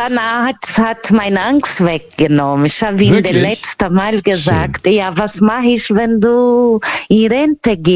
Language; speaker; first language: German; non-native, fluent; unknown